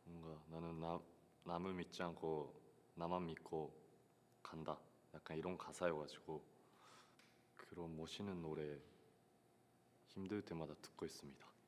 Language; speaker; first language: Korean; non-native, fluent; Japanese